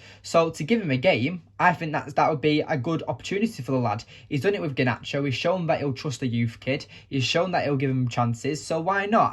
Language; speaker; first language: English; native; English